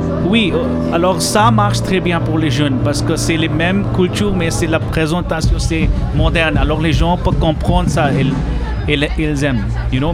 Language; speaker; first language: French; non-native, learner; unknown